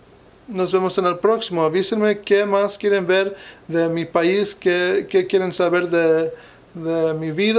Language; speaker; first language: Spanish; non-native, fluent; English